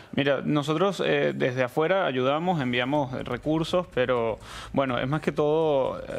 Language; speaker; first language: Spanish; native; Spanish